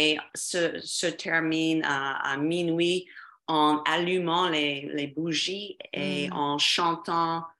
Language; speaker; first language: French; non-native, fluent; English